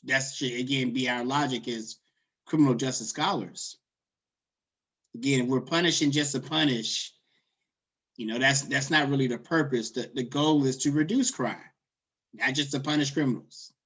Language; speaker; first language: English; native; English